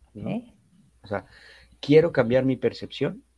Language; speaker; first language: Spanish; native; Spanish